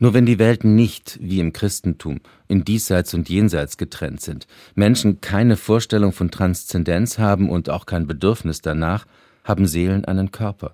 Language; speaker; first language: German; native; German